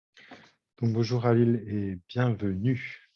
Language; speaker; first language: French; native; French